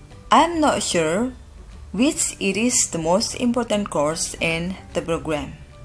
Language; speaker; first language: English; non-native, fluent; Indonesian